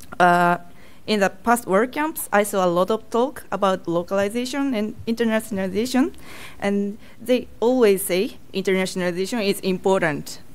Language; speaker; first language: English; non-native, learner; Japanese